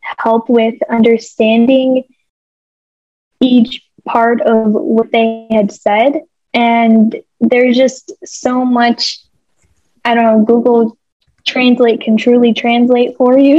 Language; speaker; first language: English; early bilingual, other home language; Bosnian